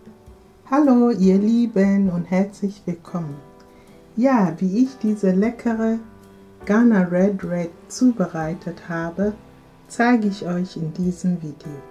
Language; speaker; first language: German; non-native, fluent; Akan